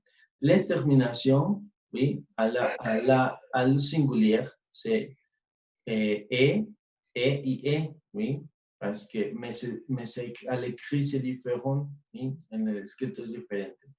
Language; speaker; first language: French; non-native, fluent; Spanish